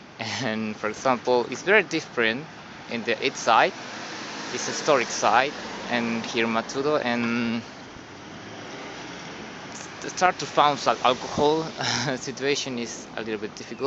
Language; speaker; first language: English; non-native, learner; Spanish